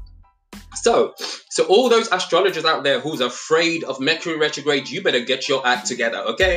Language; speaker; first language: English; non-native, local second language; Yoruba